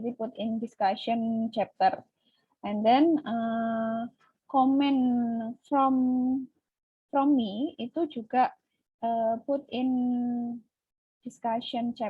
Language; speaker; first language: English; non-native, learner; Indonesian